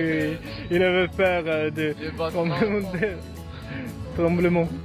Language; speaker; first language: French; non-native, learner; Mongolian